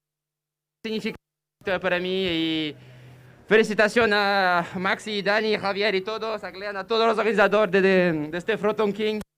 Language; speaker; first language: Spanish; non-native, fluent; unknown